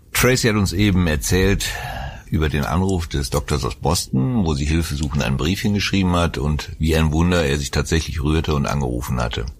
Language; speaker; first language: German; native; German